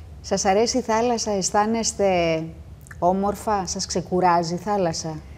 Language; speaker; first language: Greek; native; Greek